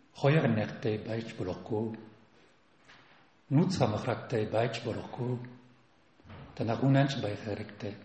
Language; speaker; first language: Mongolian; non-native, learner; French